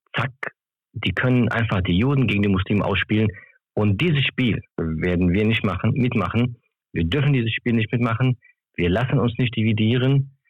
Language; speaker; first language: German; early bilingual, other home language; Turkish